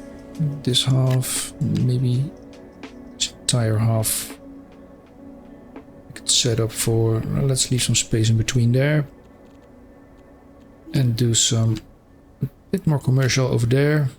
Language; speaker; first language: English; non-native, fluent; Dutch